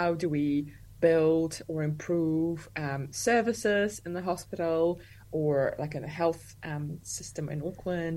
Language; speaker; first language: English; non-native, fluent; Russian